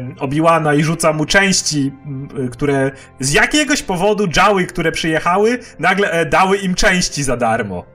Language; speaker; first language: Polish; native; Polish